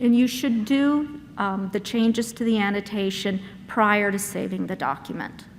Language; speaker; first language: English; native; English